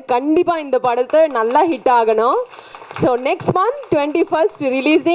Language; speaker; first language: Tamil; non-native, local second language; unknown